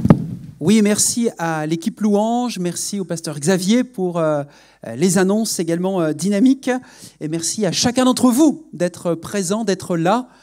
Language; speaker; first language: French; native; French